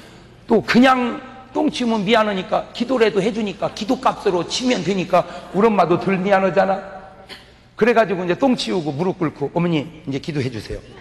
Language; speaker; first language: Korean; native; Korean